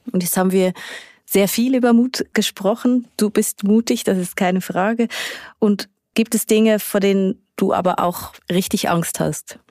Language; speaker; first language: German; native; German